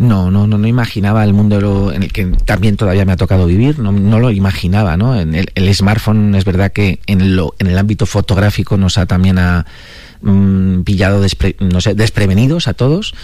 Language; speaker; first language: Spanish; native; Spanish